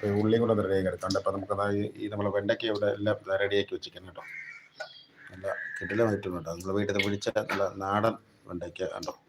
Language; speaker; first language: Malayalam; native; Malayalam